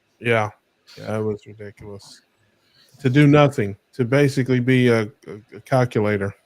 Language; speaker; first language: English; native; English